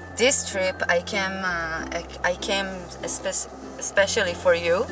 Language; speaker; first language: English; non-native, fluent; Hebrew